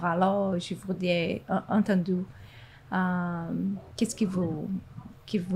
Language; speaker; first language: French; non-native, fluent; Portuguese